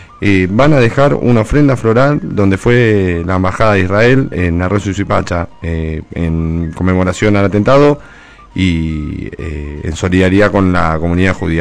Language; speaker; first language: Spanish; native; Spanish